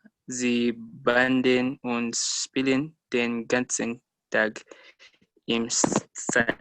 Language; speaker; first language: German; non-native, learner; English